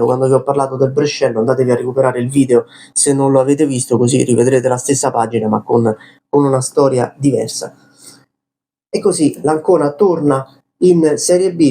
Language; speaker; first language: Italian; native; Italian